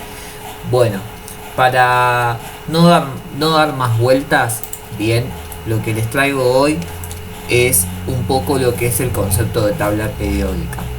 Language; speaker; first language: Spanish; native; Spanish